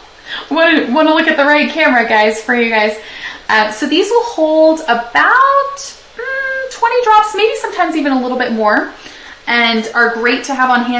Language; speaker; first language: English; native; English